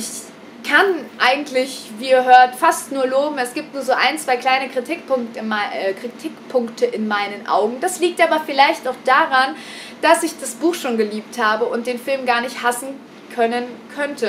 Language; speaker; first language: German; native; German